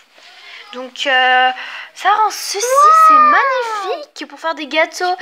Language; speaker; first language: French; native; French